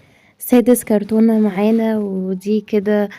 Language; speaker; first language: Arabic; native; Arabic